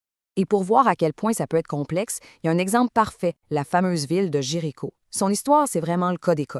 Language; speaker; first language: French; native; French